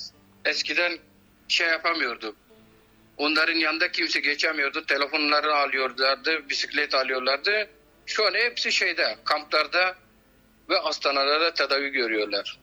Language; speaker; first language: Turkish; non-native, fluent; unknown